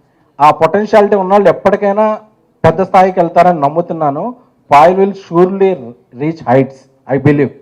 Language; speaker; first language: Telugu; native; Telugu